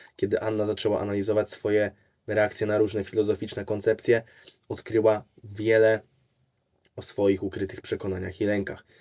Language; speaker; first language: Polish; native; Polish